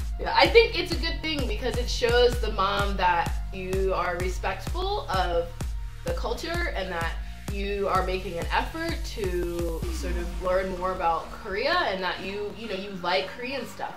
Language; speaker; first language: English; native; English